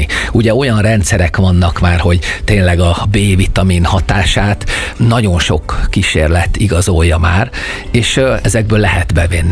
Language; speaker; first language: Hungarian; native; Hungarian